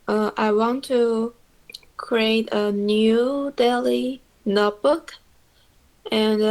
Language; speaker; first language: English; non-native, learner; Chinese